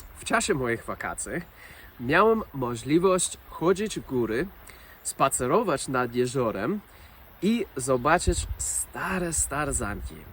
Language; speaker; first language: Polish; non-native, fluent; English